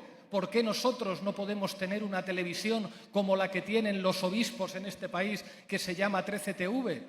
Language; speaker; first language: Spanish; native; Spanish